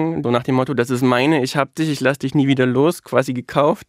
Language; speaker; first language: German; native; German